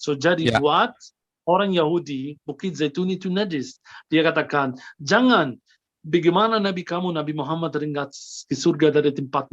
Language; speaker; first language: Indonesian; non-native, fluent; Arabic